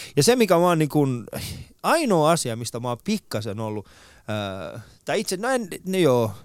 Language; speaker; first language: Finnish; non-native, fluent; Persian